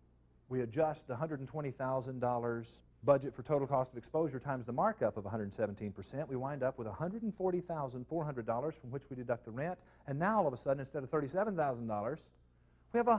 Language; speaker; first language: English; native; English